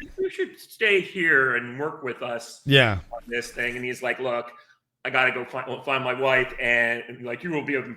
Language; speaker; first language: English; native; English